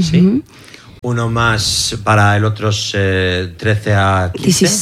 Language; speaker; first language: Spanish; non-native, learner; English